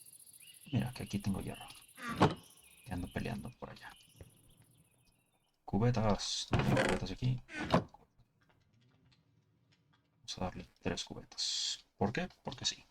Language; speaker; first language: Spanish; early bilingual, heritage; Spanish